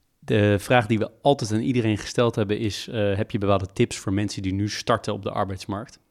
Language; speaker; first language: Dutch; native; Dutch